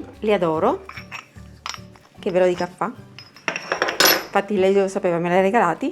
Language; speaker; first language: Italian; native; Italian